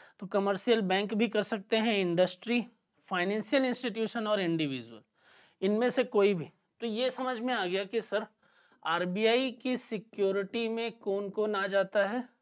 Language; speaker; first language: Hindi; native; Hindi